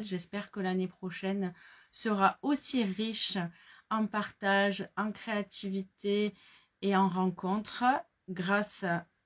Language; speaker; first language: French; native; French